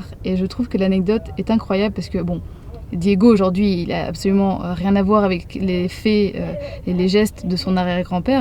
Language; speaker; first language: French; native; French